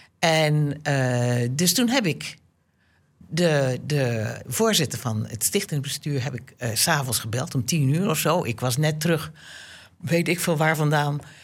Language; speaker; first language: Dutch; native; Dutch